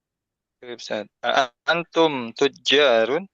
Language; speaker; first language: Arabic; non-native, learner; Indonesian